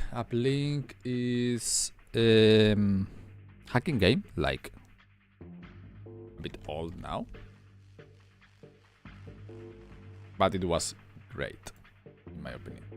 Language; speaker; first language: English; non-native, fluent; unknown